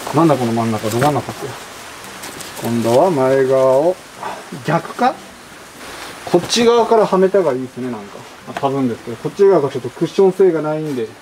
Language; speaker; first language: Japanese; native; Japanese